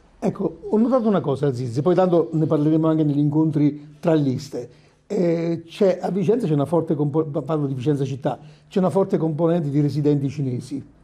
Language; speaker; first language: Italian; native; Italian